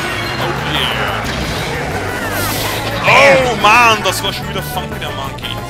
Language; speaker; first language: German; native; German